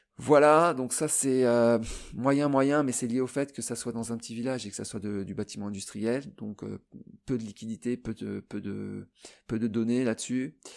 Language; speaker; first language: French; native; French